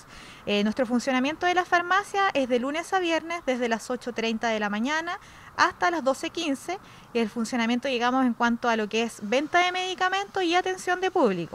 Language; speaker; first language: Spanish; native; Spanish